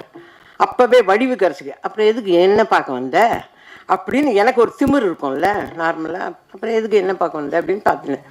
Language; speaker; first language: Tamil; native; Tamil